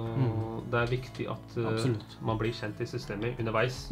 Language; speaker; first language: Norwegian; early bilingual, other home language; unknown